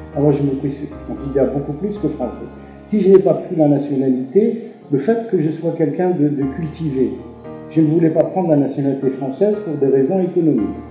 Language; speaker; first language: French; non-native, local second language; Arabic